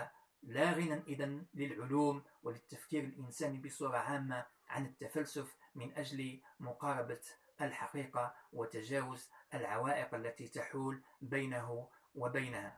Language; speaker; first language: Arabic; native; Arabic